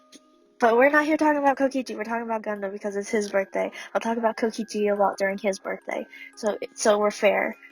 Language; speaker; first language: English; native; English